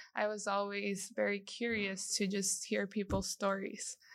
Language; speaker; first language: English; non-native, fluent; Spanish